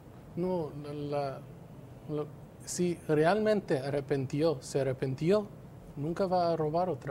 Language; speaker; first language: Spanish; non-native, fluent; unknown